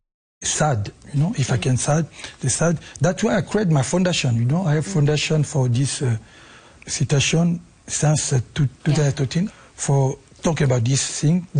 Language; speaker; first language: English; non-native, learner; French